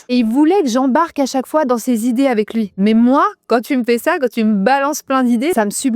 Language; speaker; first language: French; native; French